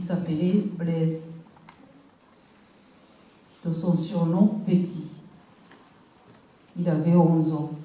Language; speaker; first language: French; non-native, local second language; Kinyarwanda